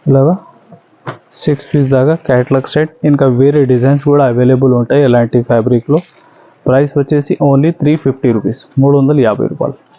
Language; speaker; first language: Telugu; non-native, local second language; Urdu